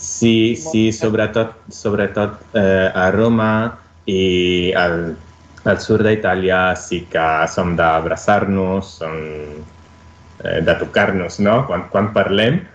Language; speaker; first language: Catalan; non-native, fluent; Italian